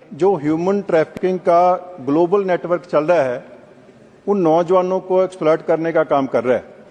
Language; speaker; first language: Hindi; non-native, local second language; Punjabi